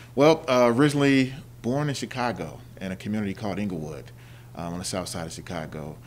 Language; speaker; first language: English; native; English